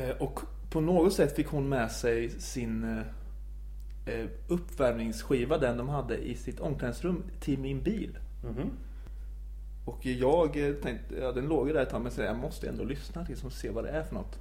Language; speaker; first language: Swedish; native; Swedish